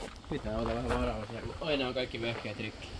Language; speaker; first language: Finnish; native; Finnish